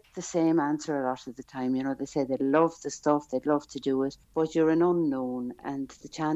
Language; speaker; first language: English; native; English